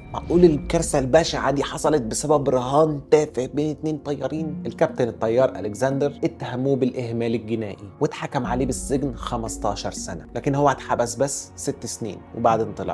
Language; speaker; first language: Arabic; native; Arabic